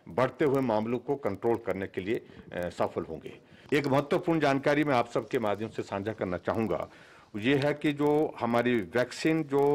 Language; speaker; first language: Hindi; native; Hindi